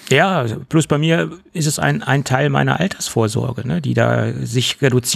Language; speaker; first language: German; native; German